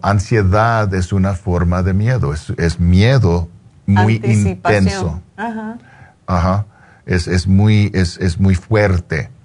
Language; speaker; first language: Spanish; early bilingual, heritage; Spanish